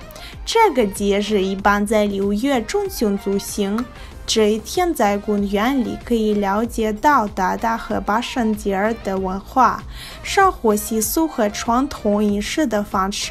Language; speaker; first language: Chinese; non-native, learner; Russian